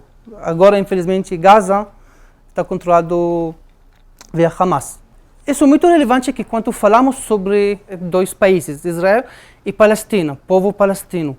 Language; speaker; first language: Portuguese; non-native, learner; Arabic